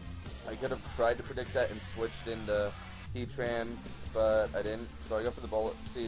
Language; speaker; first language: English; native; English